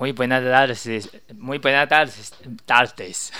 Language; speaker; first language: Spanish; non-native, learner; Chinese